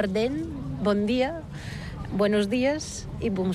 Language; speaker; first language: French; non-native, learner; Bulgarian